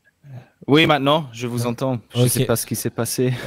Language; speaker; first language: French; non-native, local second language; German